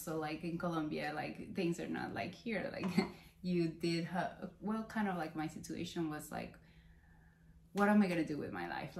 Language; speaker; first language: English; non-native, fluent; Spanish